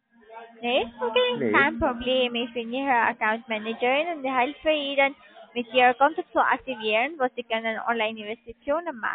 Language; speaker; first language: German; non-native, learner; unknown